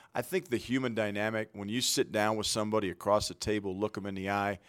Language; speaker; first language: English; native; English